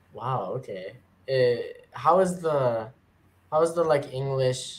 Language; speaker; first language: English; native; English